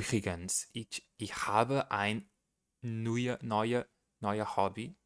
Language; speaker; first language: German; non-native, learner; Portuguese